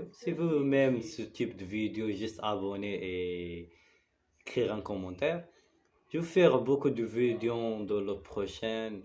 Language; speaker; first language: French; non-native, learner; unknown